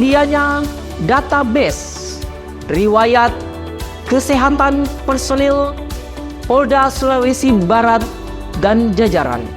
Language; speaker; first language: Indonesian; native; Indonesian